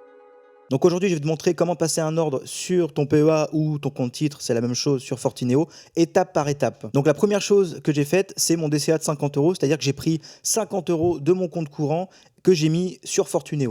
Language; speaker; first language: French; native; French